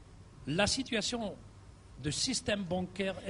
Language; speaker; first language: French; non-native, fluent; German